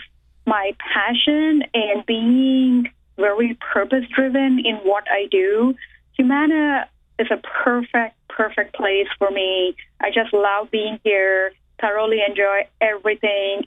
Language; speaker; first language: English; non-native, local second language; Telugu